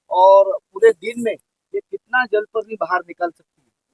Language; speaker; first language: Hindi; non-native, local second language; Marathi